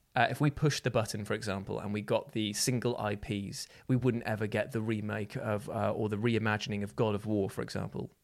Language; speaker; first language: English; native; English